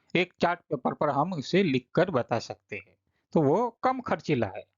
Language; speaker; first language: Hindi; non-native, local second language; Gujarati